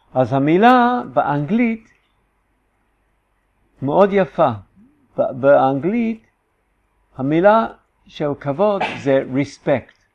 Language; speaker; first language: Hebrew; non-native, fluent; English